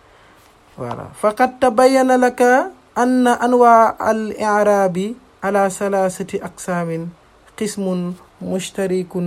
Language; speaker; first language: Arabic; non-native, fluent; Wolof